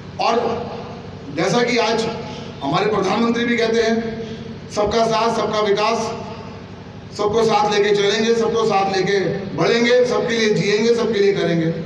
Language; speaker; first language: Hindi; native; Hindi